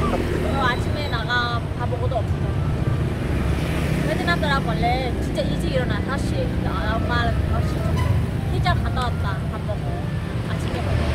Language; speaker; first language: Korean; non-native, learner; Vietnamese